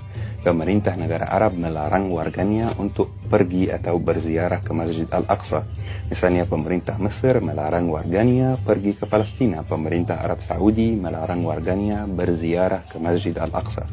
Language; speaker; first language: Indonesian; non-native, fluent; Arabic